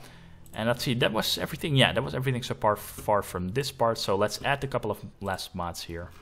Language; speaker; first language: English; non-native, fluent; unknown